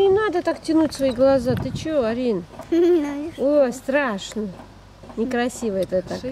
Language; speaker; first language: Russian; native; Russian